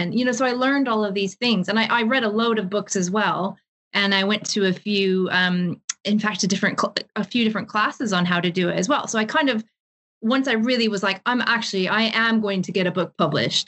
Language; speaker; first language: English; native; English